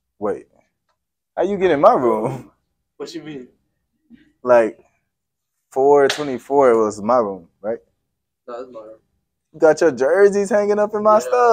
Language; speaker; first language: English; native; English